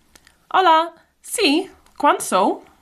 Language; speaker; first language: Catalan; non-native, learner; English